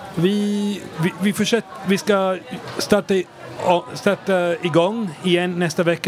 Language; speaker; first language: Swedish; non-native, fluent; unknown